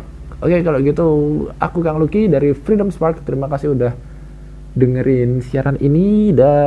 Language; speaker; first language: Indonesian; native; Indonesian